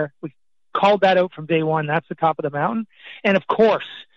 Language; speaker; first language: English; native; English